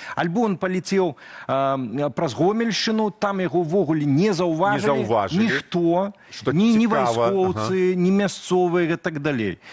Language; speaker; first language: Belarusian; native; Belarusian